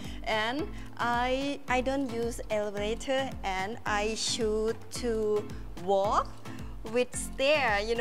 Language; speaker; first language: English; non-native, learner; Thai